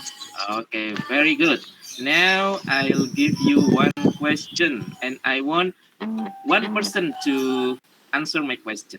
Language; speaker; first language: English; non-native, learner; Indonesian